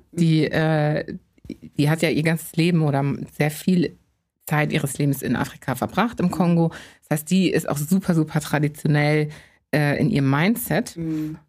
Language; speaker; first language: German; native; German